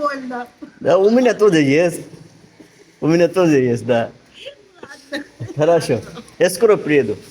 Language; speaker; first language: Russian; non-native, learner; Bangla